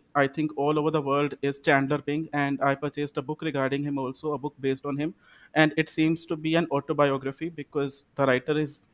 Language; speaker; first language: English; non-native, local second language; Punjabi